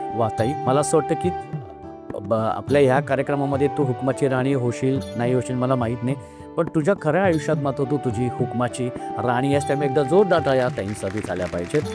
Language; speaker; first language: Marathi; native; Marathi